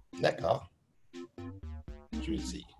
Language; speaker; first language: French; non-native, learner; Spanish